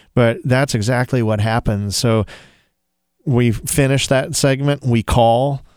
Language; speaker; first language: English; native; English